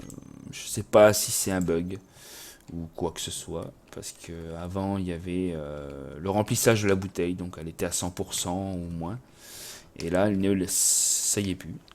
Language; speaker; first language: French; native; French